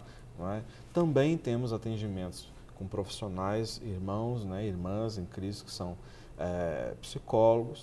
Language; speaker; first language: Portuguese; native; Portuguese